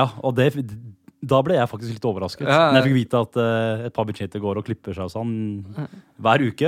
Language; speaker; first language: Norwegian; native; Norwegian